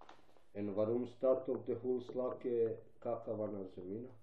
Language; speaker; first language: Dutch; non-native, local second language; Albanian